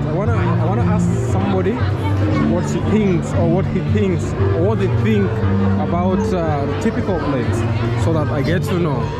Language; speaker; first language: English; non-native, local second language; Swahili